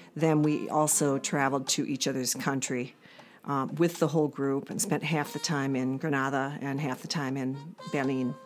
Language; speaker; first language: English; native; English